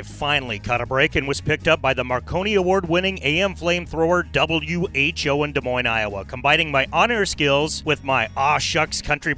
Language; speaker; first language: English; native; English